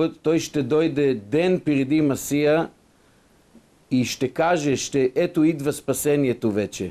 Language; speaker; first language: Bulgarian; non-native, fluent; Hebrew